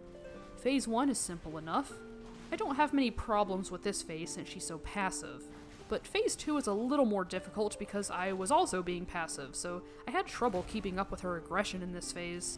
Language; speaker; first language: English; native; English